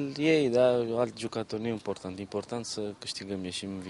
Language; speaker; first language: Romanian; non-native, learner; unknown